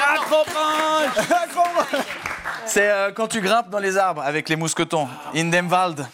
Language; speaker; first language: French; native; French